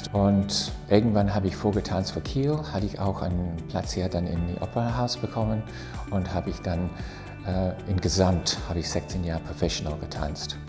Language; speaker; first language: German; non-native, fluent; English